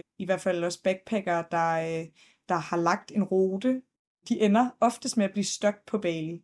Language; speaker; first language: Danish; native; Danish